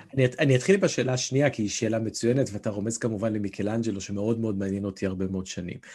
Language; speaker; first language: Hebrew; native; Hebrew